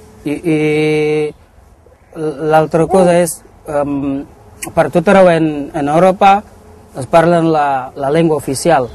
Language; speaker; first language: Catalan; non-native, learner; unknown